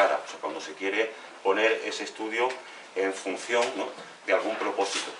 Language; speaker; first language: Spanish; native; Spanish